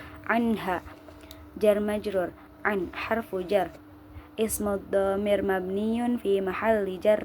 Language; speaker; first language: Arabic; non-native, learner; Indonesian